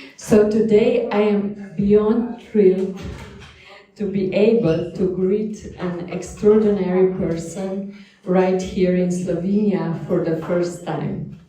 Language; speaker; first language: English; non-native, fluent; Slovenian